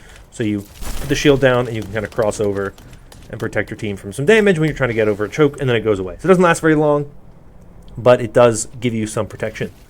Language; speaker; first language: English; native; English